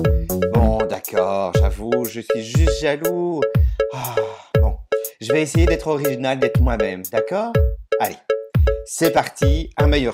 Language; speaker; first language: French; native; French